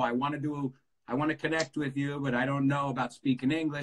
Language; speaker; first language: English; native; English